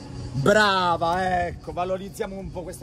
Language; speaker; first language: Italian; native; Italian